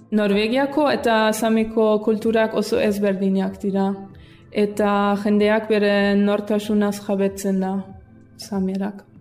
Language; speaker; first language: Basque; non-native, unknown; German